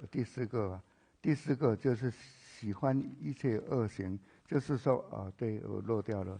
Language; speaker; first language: Chinese; native; Chinese